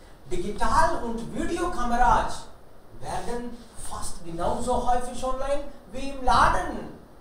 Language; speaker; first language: German; non-native, learner; Hindi